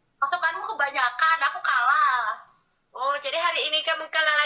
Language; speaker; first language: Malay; non-native, learner; Vietnamese